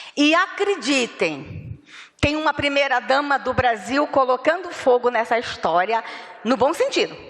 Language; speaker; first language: Portuguese; native; Portuguese